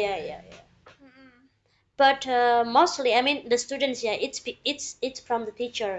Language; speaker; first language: English; non-native, learner; Indonesian